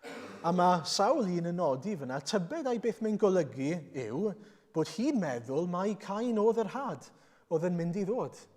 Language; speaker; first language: Welsh; native; Welsh